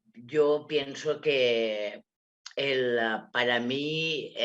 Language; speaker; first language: Spanish; non-native, local second language; Catalan